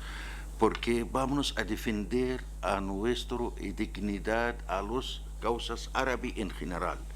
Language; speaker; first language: Spanish; non-native, learner; Arabic